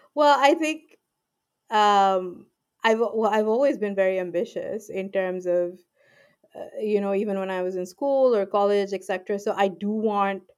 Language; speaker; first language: English; non-native, local second language; Urdu